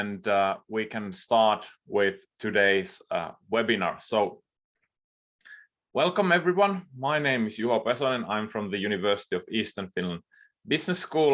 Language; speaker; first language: English; non-native, fluent; Finnish